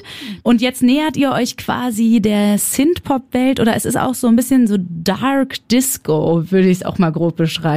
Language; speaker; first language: German; native; German